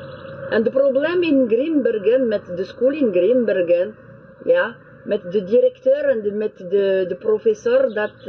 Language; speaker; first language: Dutch; non-native, learner; French